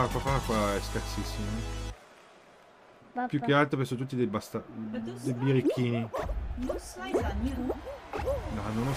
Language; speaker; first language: Italian; native; Italian